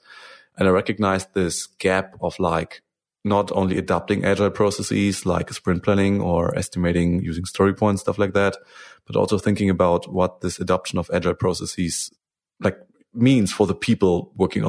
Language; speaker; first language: English; non-native, fluent; German